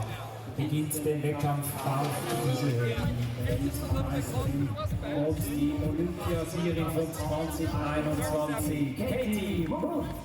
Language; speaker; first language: German; native; German